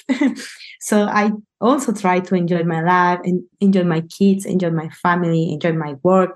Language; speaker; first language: English; non-native, learner; Spanish